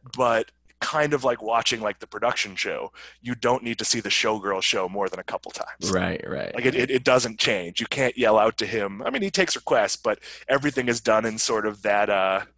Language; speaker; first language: English; native; English